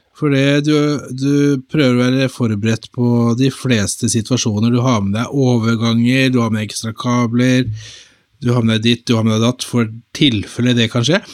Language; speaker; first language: Norwegian; native; Norwegian